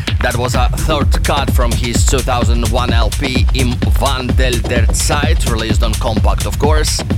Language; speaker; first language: English; non-native, fluent; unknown